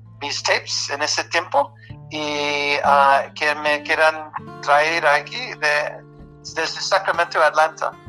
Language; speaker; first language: Spanish; early bilingual, heritage; Spanish